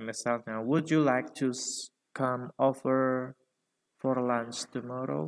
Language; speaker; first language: English; non-native, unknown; Indonesian